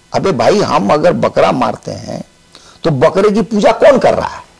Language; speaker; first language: Hindi; native; Hindi